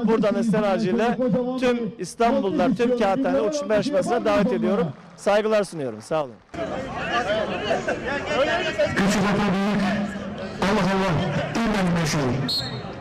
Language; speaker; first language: Turkish; native; Turkish